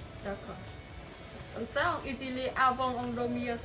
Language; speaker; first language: French; non-native, learner; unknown